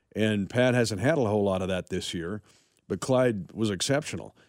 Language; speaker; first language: English; native; English